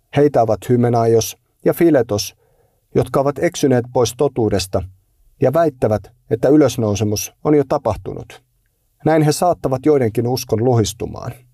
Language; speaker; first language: Finnish; native; Finnish